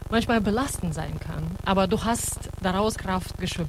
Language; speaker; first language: German; non-native, fluent; Russian